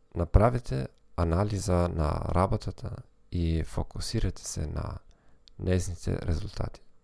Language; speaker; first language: Macedonian; non-native, fluent; German